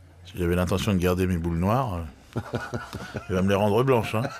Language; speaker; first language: French; native; French